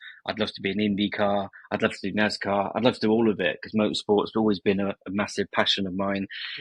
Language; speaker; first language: English; native; English